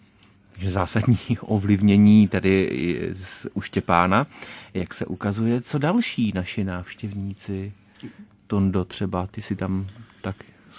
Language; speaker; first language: Czech; native; Czech